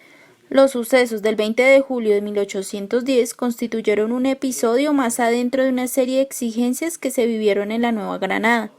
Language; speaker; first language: Spanish; native; Spanish